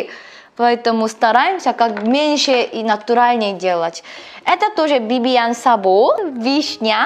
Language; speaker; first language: Russian; non-native, learner; Korean